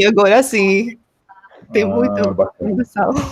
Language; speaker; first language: Portuguese; non-native, learner; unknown